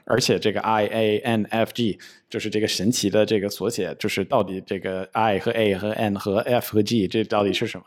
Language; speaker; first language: Chinese; non-native, fluent; English